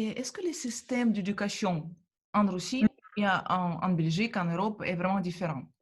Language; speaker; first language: French; non-native, fluent; Russian